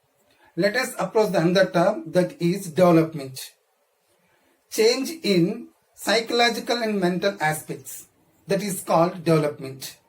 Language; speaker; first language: English; non-native, local second language; Telugu